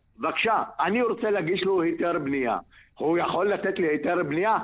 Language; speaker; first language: Hebrew; non-native, local second language; Arabic